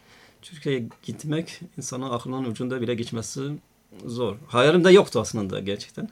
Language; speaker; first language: Turkish; non-native, fluent; Arabic